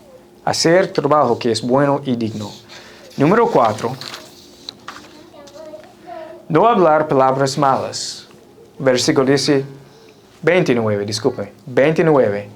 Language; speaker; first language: Spanish; non-native, fluent; English